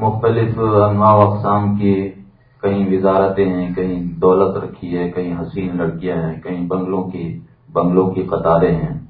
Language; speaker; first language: Urdu; native; Urdu